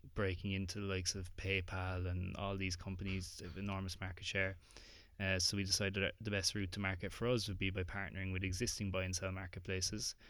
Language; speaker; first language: English; native; English